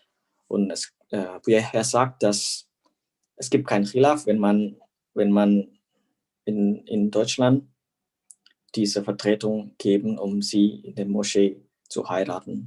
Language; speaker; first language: German; non-native, fluent; Indonesian